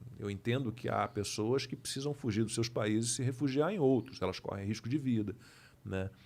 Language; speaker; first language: Portuguese; native; Portuguese